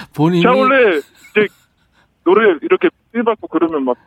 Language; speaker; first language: Korean; native; Korean